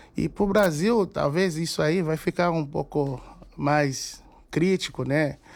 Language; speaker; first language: Portuguese; non-native, fluent; Haitian Creole